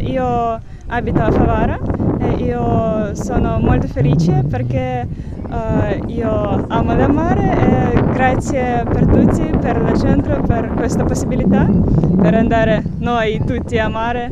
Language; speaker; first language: Italian; non-native, learner; Ukrainian